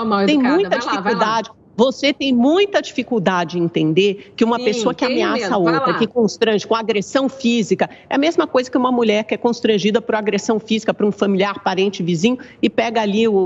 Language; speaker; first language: Portuguese; native; Portuguese